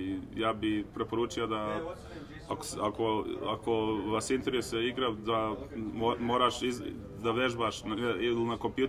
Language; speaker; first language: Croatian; early bilingual, heritage; Serbian